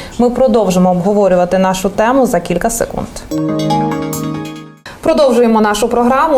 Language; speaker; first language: Ukrainian; native; Ukrainian